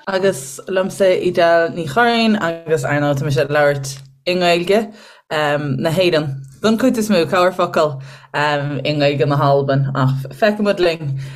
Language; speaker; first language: Irish; native; Irish